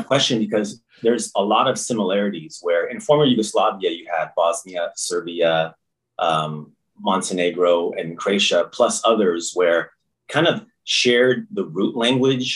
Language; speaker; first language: English; early bilingual, other home language; Croatian